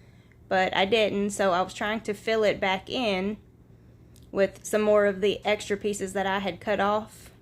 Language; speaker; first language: English; native; English